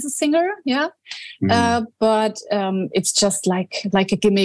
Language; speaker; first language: English; non-native, fluent; German